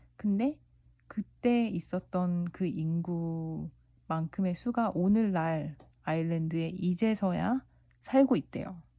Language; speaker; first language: Korean; native; Korean